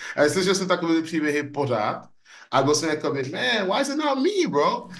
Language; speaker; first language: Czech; early bilingual, other home language; English